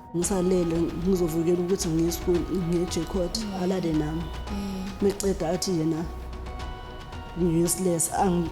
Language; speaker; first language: Zulu; non-native, local second language; Xhosa